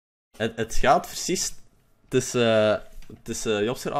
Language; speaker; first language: Dutch; native; Dutch